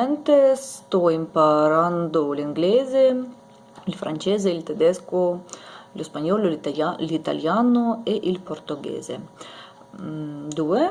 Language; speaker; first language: Italian; non-native, learner; Ukrainian